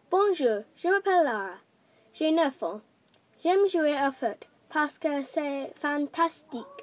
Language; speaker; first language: French; non-native, learner; English